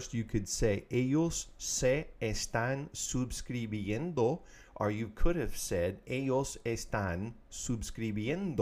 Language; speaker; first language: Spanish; non-native, fluent; English